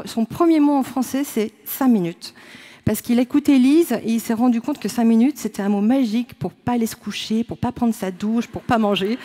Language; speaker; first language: French; native; French